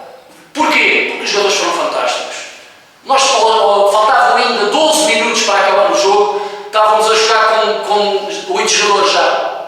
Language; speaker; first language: Portuguese; native; Portuguese